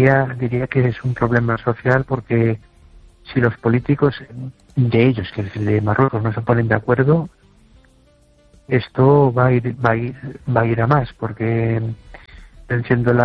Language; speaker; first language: Spanish; native; Spanish